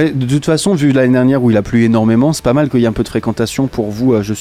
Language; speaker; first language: French; native; French